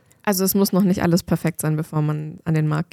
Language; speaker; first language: German; native; German